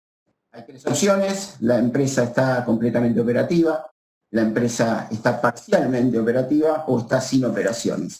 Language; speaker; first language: Spanish; native; Spanish